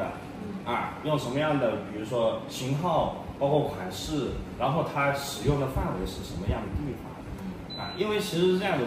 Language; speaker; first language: Chinese; native; Chinese